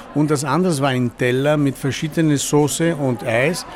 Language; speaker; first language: German; non-native, fluent; Italian